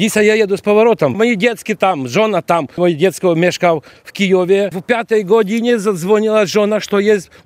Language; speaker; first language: Polish; non-native, learner; Ukrainian